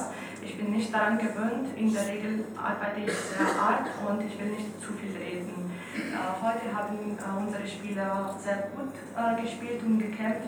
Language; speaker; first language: German; non-native, fluent; Italian